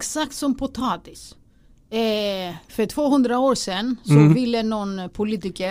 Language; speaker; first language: Swedish; non-native, fluent; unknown